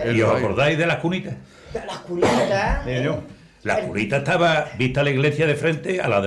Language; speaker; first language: Spanish; native; Spanish